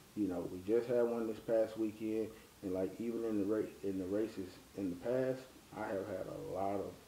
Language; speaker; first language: English; native; English